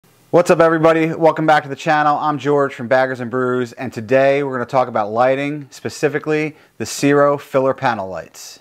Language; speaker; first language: English; native; English